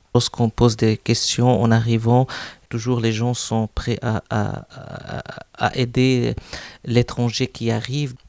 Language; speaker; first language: French; non-native, local second language; Arabic